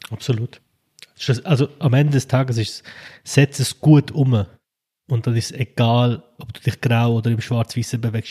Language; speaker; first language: German; early bilingual, other home language; Albanian